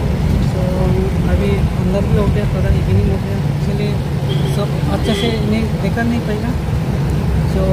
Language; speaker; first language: Hindi; non-native, local second language; Assamese